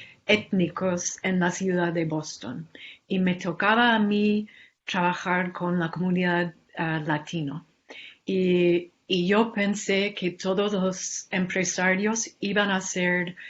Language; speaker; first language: Spanish; non-native, fluent; English